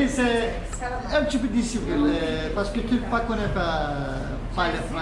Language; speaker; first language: French; non-native, learner; Turkish